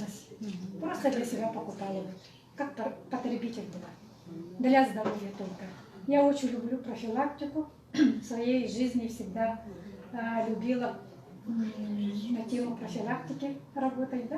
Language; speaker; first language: Russian; native; Russian